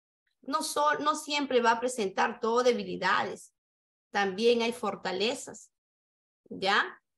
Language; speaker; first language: Spanish; native; Spanish